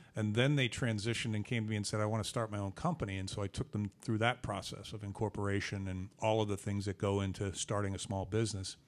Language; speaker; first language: English; native; English